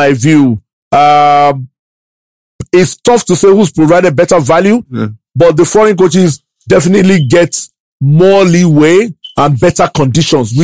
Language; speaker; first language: English; non-native, local second language; Yoruba